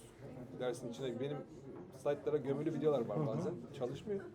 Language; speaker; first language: Turkish; native; Turkish